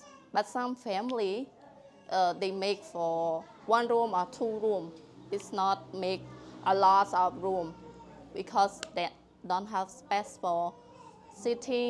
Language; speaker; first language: English; non-native, learner; Khmer